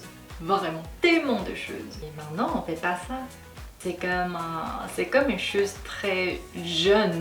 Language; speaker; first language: French; non-native, fluent; Korean